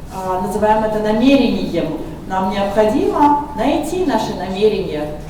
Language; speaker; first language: Russian; native; Russian